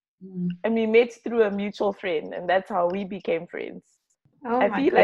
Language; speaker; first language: English; non-native, local second language; Shona